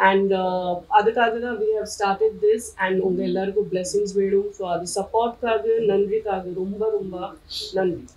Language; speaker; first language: Tamil; non-native, fluent; Gujarati